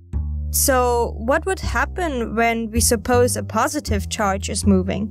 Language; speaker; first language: English; non-native, fluent; German